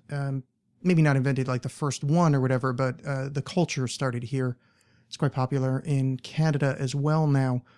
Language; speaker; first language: English; native; English